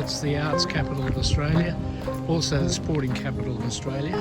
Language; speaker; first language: English; native; English